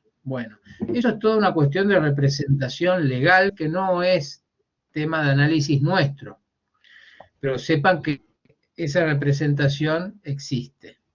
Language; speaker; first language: Spanish; native; Spanish